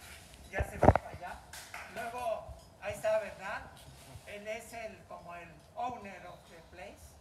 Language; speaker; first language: Spanish; native; Spanish